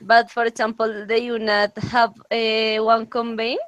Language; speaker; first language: English; non-native, learner; Spanish